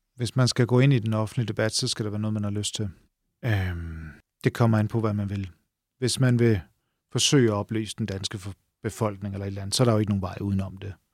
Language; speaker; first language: Danish; native; Danish